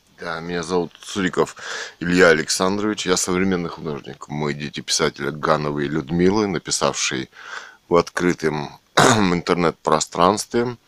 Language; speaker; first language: Russian; native; Russian